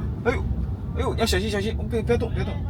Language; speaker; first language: Chinese; native; Chinese